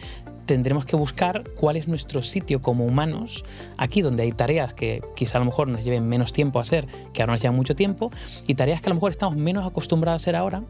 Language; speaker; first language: Spanish; native; Spanish